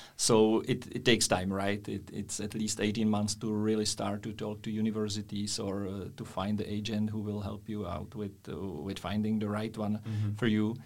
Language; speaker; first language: English; non-native, fluent; Czech